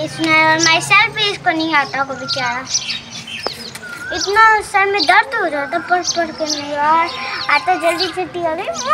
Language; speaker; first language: Hindi; non-native, local second language; Saraiki